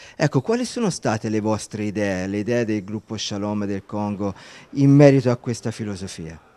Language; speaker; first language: Italian; native; Italian